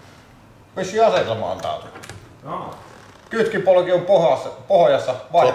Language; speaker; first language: Finnish; native; Finnish